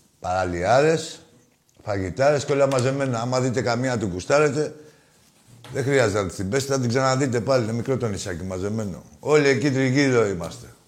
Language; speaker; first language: Greek; native; Greek